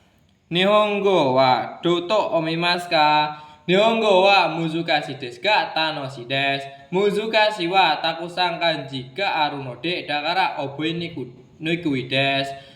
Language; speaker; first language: Japanese; non-native, learner; Indonesian